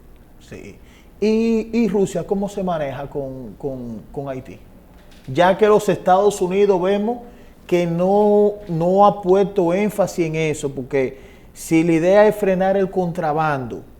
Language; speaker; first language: Spanish; native; Spanish